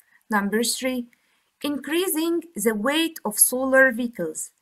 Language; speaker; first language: English; non-native, fluent; Arabic